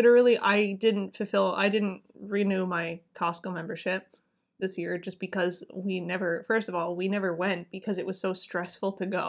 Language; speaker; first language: English; native; English